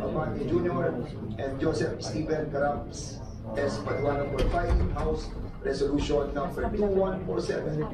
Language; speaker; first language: English; non-native, local second language; Filipino